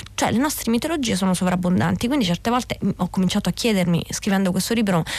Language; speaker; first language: Italian; native; Italian